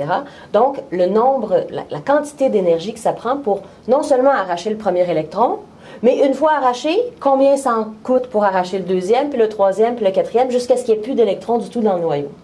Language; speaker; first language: French; native; French